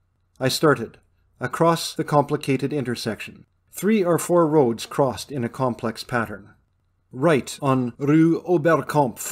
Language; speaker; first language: English; native; English